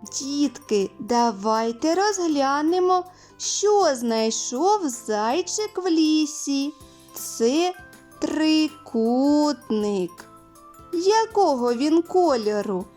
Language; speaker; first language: Ukrainian; native; Ukrainian